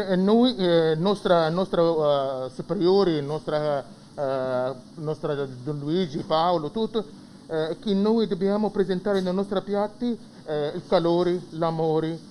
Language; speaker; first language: Italian; non-native, fluent; Arabic